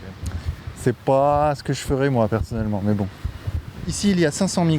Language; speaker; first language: French; native; French